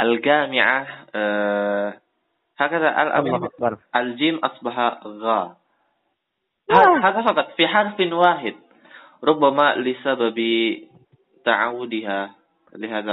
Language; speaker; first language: Arabic; non-native, fluent; Indonesian